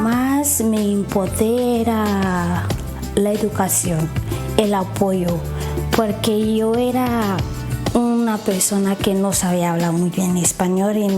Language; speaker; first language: Spanish; non-native, fluent; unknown